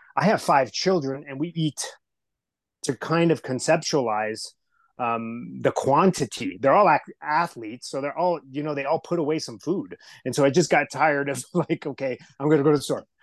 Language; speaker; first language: English; early bilingual, other home language; Spanish